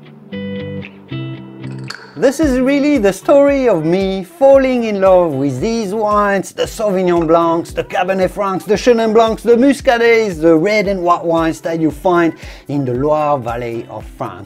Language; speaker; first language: English; non-native, fluent; French